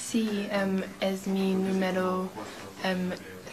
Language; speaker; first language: Spanish; non-native, learner; English